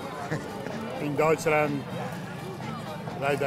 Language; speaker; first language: German; non-native, learner; Italian